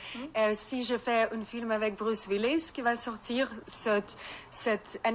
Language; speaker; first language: French; non-native, learner; Russian